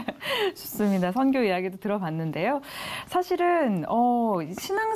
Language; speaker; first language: Korean; native; Korean